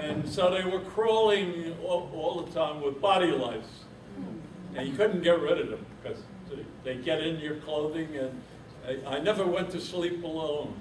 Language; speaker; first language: English; native; English